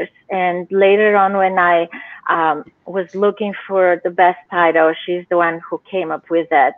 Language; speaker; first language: English; non-native, fluent; Bulgarian